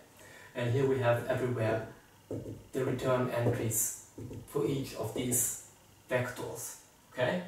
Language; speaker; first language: English; non-native, fluent; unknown